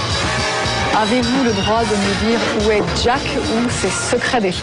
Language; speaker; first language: French; native; French